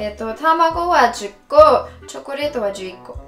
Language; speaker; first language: Japanese; non-native, fluent; English